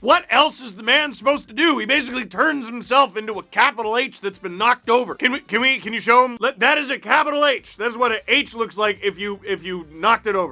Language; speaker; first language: English; native; English